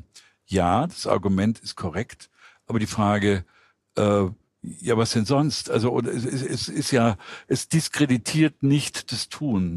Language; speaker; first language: German; native; German